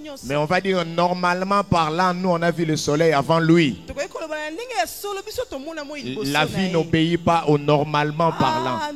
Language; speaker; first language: French; non-native, local second language; Lingala